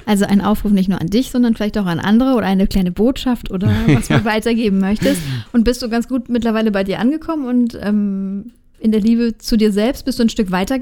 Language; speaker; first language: German; native; German